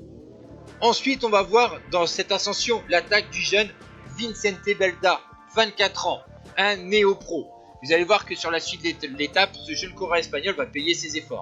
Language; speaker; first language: French; native; French